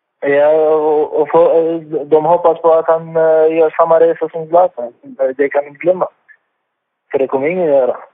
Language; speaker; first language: Swedish; non-native, fluent; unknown